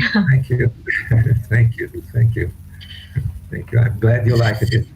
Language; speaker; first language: English; non-native, fluent; Portuguese